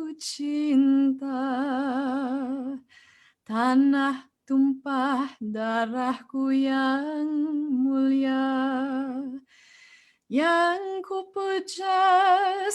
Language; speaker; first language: Indonesian; non-native, fluent; English